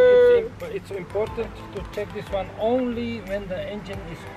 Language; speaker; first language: English; non-native, learner; Dutch